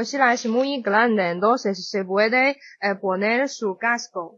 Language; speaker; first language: Spanish; non-native, learner; Chinese